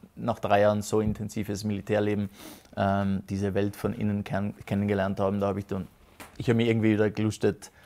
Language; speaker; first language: German; native; German